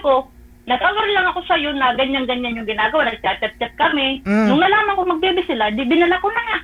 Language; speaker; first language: Filipino; native; Filipino